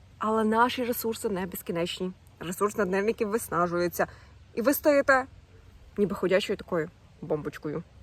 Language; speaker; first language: Ukrainian; non-native, local second language; Russian